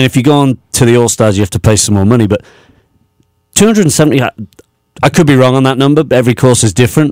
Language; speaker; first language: English; native; English